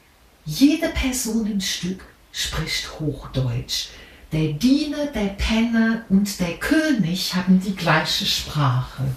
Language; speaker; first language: German; non-native, fluent; English